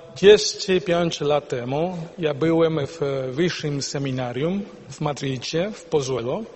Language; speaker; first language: Polish; non-native, learner; Spanish